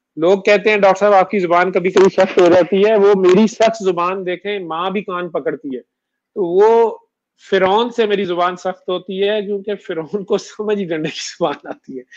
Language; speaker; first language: Urdu; non-native, local second language; Punjabi